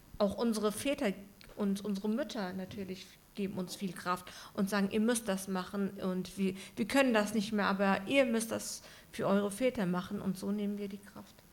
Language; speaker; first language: German; early bilingual, other home language; Turkish